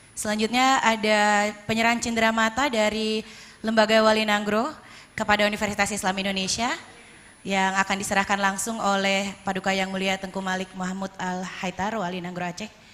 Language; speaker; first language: Indonesian; native; Indonesian